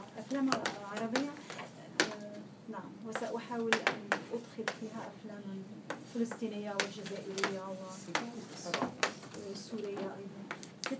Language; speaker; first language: Arabic; non-native, fluent; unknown